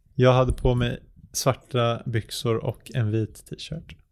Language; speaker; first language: Swedish; early bilingual, other home language; Persian